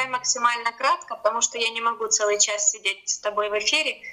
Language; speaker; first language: Russian; native; Russian